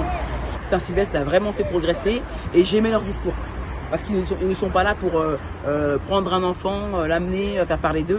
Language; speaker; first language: French; native; French